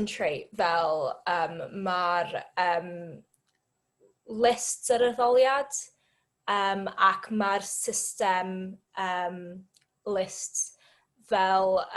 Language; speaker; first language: Welsh; non-native, learner; English